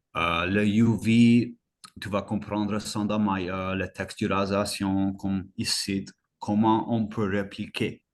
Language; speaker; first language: French; non-native, fluent; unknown